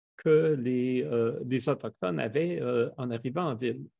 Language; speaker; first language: French; native; French